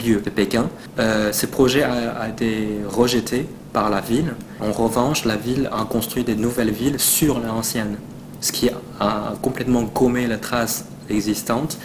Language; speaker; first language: French; non-native, fluent; Chinese